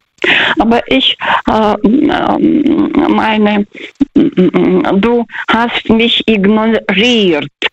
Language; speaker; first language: German; non-native, fluent; Russian